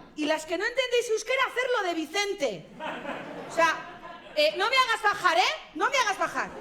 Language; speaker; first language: Spanish; native; Spanish